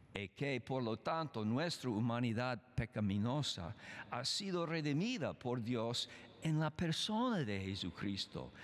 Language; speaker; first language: Spanish; non-native, fluent; English